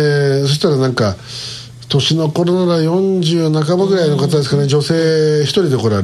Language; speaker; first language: Japanese; native; Japanese